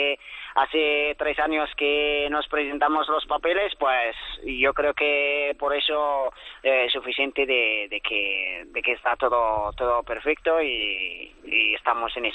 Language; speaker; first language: Spanish; early bilingual, other home language; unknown